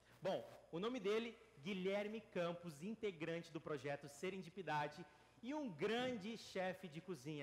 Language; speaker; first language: Portuguese; native; Portuguese